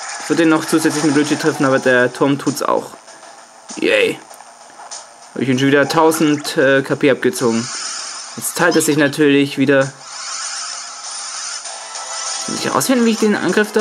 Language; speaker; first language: German; native; German